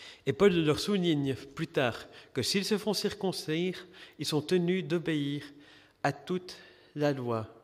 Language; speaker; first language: French; native; French